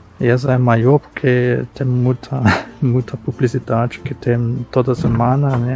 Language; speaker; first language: Portuguese; non-native, fluent; German